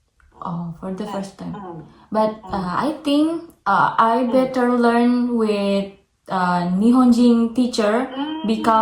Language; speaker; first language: English; non-native, learner; Indonesian